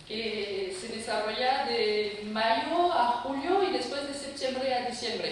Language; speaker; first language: Spanish; non-native, fluent; French